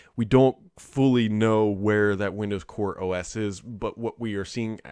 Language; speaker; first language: English; native; English